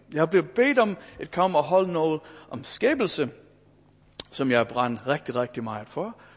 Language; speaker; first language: Danish; non-native, fluent; English